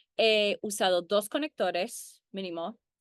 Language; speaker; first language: Spanish; early bilingual, heritage; Spanish